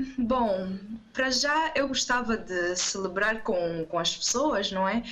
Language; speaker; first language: Portuguese; non-native, local second language; Kabuverdianu